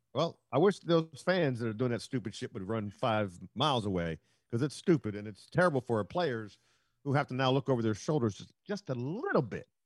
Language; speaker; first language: English; native; English